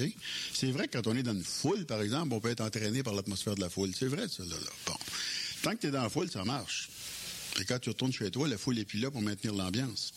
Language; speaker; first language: French; native; French